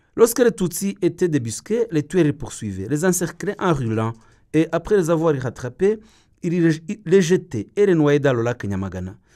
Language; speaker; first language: French; non-native, local second language; Kinyarwanda